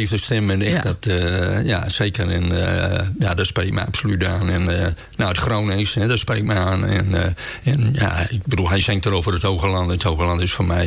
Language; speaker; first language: Dutch; native; Dutch